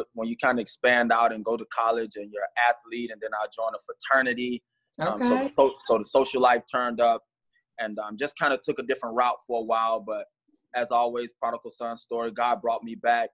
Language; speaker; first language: English; native; English